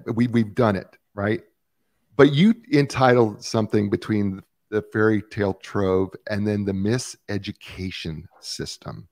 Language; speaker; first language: English; native; English